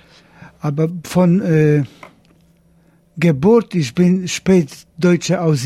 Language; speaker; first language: German; non-native, learner; Polish